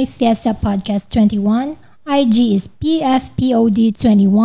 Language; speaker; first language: English; non-native, local second language; Filipino